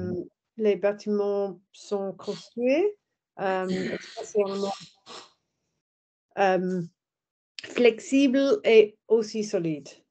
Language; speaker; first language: French; non-native, learner; English